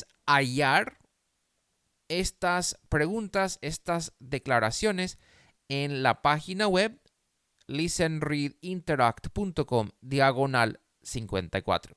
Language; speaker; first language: Spanish; non-native, fluent; English